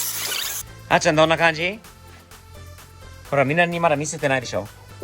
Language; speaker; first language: Japanese; non-native, fluent; English